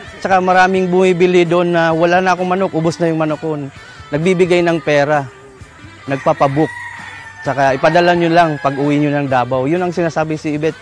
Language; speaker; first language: Filipino; non-native, local second language; Cebuano